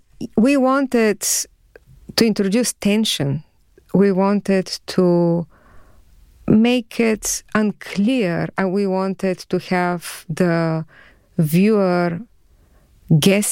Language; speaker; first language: English; non-native, fluent; Bulgarian